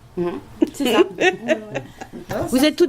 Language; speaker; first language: French; native; French